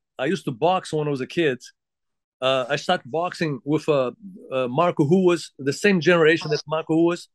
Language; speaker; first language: English; non-native, fluent; Portuguese